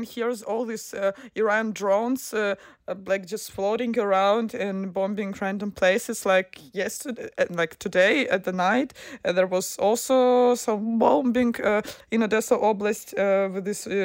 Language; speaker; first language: English; non-native, fluent; Ukrainian